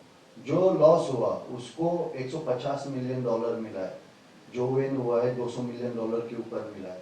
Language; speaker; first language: Hindi; non-native, fluent; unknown